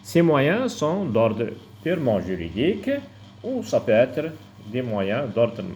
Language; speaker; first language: French; non-native, local second language; Arabic